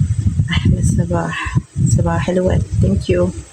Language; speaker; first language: Arabic; native; Arabic